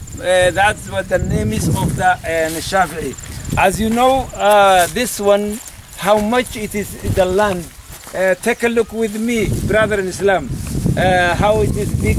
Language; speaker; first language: English; non-native, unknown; Oromo